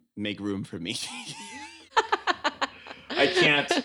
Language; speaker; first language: English; native; English